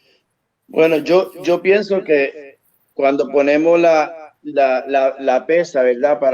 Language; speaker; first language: Spanish; early bilingual, heritage; Spanish